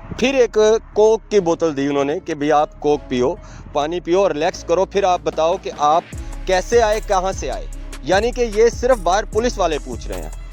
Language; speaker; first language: Urdu; non-native, local second language; Punjabi